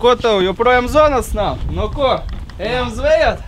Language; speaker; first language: Latvian; non-native, local second language; Russian